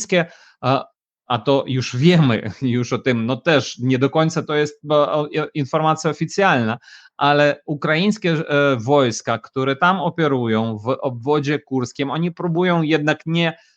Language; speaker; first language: Polish; non-native, fluent; Ukrainian